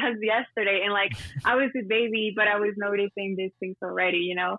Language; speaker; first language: English; non-native, fluent; Spanish